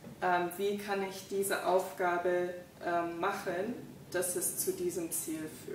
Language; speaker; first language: German; non-native, fluent; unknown